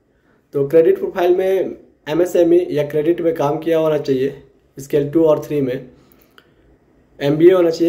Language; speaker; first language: Hindi; native; Hindi